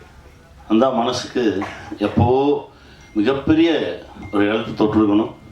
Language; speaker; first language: Tamil; native; Tamil